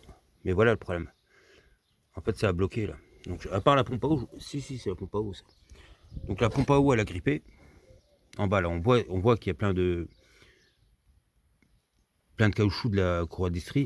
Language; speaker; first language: French; native; French